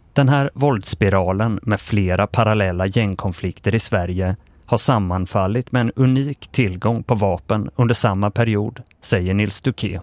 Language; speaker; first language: Swedish; native; Swedish